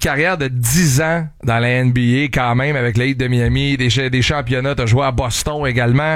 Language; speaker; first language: French; native; French